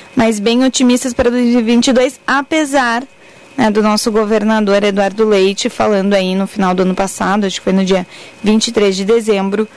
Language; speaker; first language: Portuguese; native; Portuguese